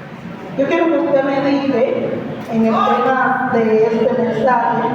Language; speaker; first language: Spanish; native; Spanish